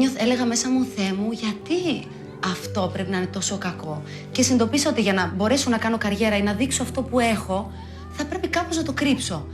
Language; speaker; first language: Greek; early bilingual, other home language; Albanian